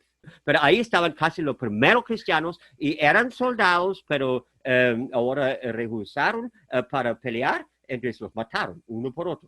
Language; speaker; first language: Spanish; non-native, fluent; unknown